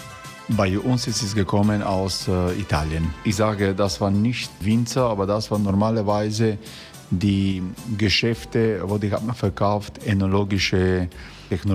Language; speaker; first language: German; non-native, fluent; Croatian